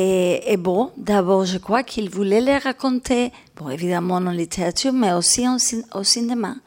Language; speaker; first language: French; non-native, learner; Spanish